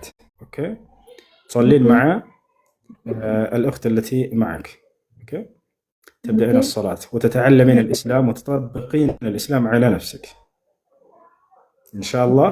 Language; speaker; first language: Arabic; non-native, fluent; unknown